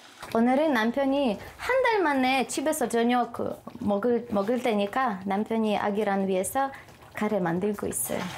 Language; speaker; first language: Korean; non-native, learner; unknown